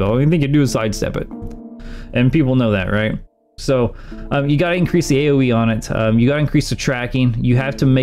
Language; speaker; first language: English; native; English